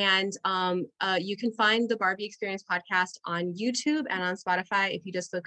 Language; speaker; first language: English; non-native, fluent; Spanish